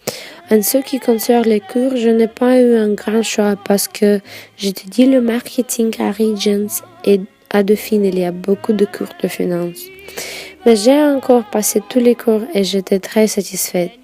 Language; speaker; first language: French; non-native, fluent; Russian